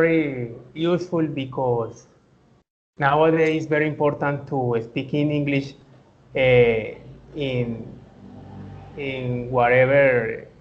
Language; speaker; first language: English; non-native, learner; Spanish